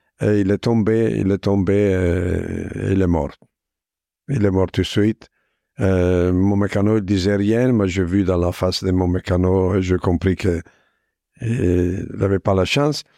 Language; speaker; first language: French; non-native, fluent; Italian